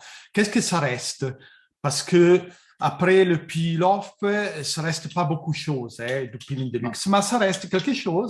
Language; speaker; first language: French; non-native, fluent; Italian